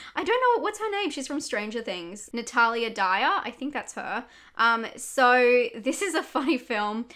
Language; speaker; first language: English; native; English